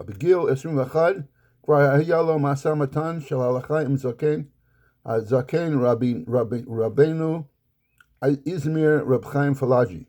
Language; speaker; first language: Hebrew; non-native, fluent; English